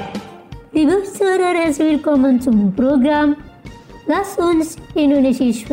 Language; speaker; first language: German; non-native, fluent; Indonesian